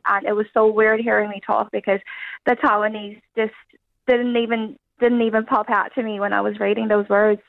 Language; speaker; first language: English; early bilingual, other home language; Chinese